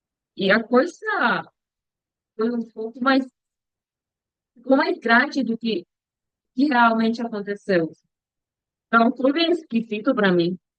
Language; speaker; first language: Portuguese; non-native, learner; Spanish